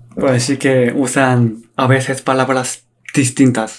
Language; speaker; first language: Spanish; non-native, learner; Korean